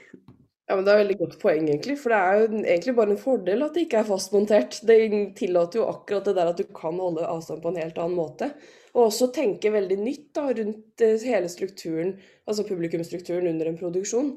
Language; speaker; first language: Norwegian; native; Norwegian